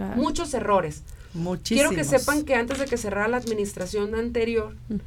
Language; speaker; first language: Spanish; native; Spanish